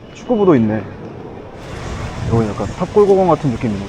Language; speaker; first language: Korean; native; Korean